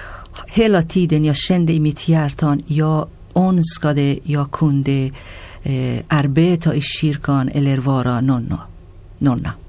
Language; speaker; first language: Swedish; non-native, learner; Persian